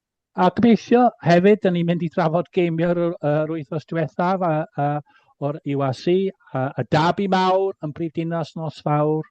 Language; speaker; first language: Welsh; non-native, fluent; English